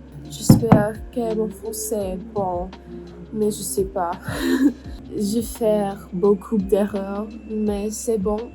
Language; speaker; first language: French; non-native, learner; English